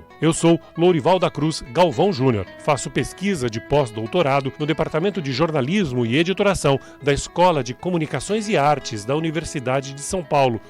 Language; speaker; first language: Portuguese; native; Portuguese